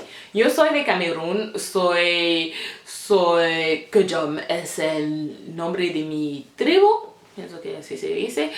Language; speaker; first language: Spanish; non-native, fluent; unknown